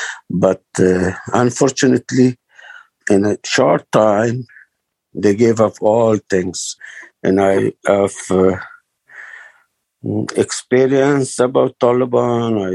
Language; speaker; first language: English; non-native, learner; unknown